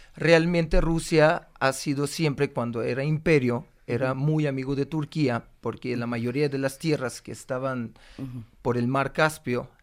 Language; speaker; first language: Spanish; non-native, fluent; Uzbek